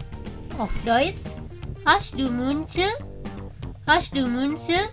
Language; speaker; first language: German; non-native, fluent; Indonesian